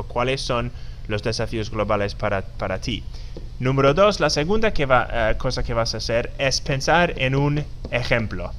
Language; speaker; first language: Spanish; non-native, fluent; English